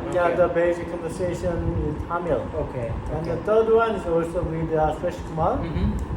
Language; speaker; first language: English; non-native, learner; Korean